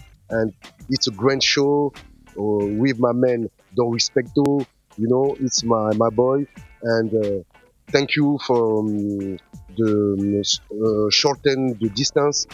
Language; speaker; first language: English; non-native, learner; French